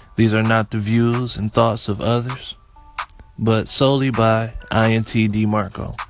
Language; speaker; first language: English; native; English